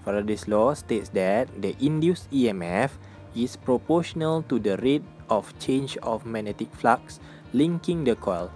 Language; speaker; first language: English; non-native, local second language; Malay